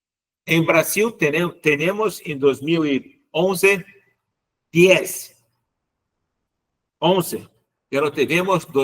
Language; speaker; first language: Spanish; non-native, learner; Portuguese